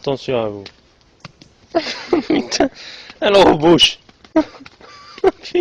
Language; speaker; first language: French; native; French